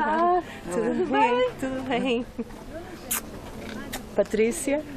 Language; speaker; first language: Portuguese; non-native, learner; Korean